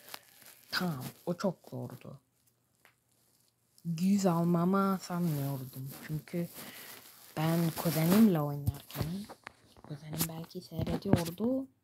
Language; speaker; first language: Turkish; early bilingual, heritage; Turkish